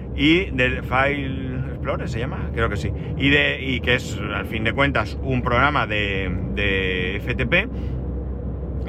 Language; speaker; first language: Spanish; native; Spanish